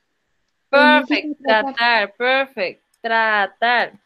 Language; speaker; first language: English; non-native, local second language; Spanish